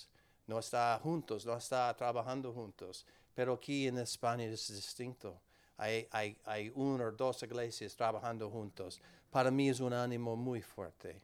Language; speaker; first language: Spanish; non-native, learner; English